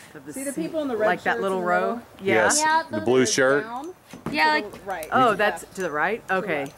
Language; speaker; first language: English; native; English